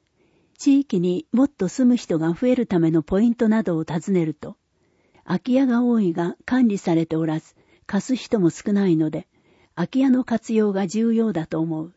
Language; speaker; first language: Japanese; native; Japanese